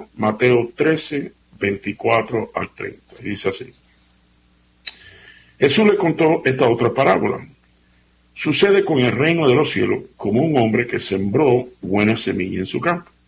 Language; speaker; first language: Spanish; native; Spanish